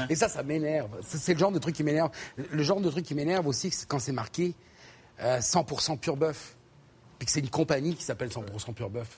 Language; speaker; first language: French; native; French